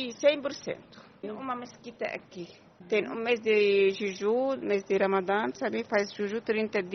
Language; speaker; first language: Portuguese; non-native, learner; Arabic